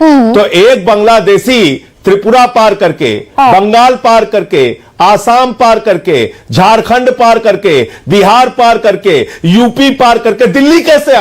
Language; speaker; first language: Hindi; native; Hindi